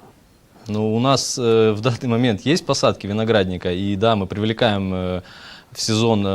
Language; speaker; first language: Russian; native; Russian